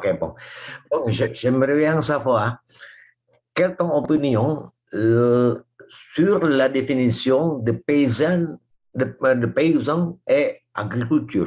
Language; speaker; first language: French; non-native, fluent; Indonesian